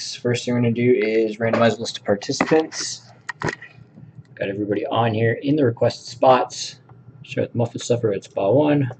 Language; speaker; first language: English; native; English